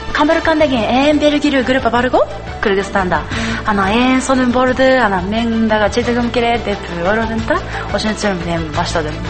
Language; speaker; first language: Kyrgyz; non-native, learner; Japanese